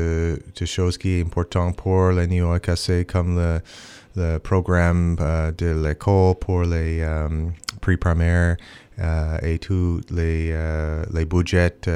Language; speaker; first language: French; non-native, local second language; English